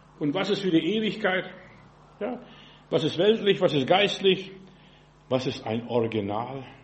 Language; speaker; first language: German; non-native, fluent; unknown